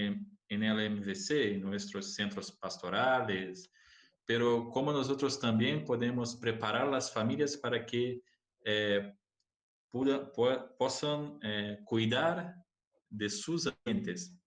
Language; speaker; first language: Spanish; non-native, learner; Portuguese